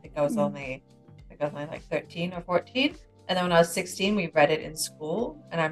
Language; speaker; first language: English; native; English